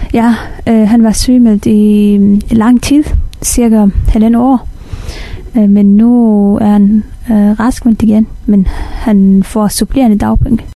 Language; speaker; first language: Danish; non-native, fluent; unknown